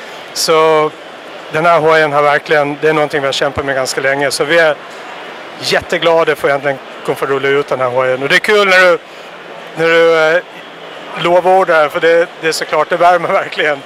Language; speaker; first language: Swedish; native; Swedish